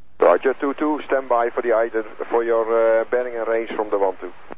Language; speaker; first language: English; non-native, fluent; Dutch